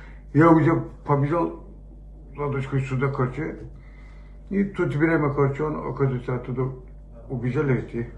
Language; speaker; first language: Russian; non-native, local second language; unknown